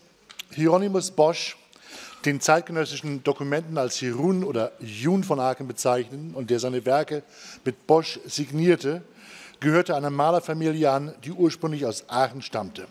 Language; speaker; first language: German; native; German